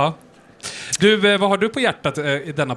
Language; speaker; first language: Swedish; native; Swedish